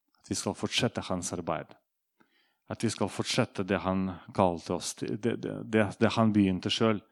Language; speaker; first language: Norwegian; non-native, fluent; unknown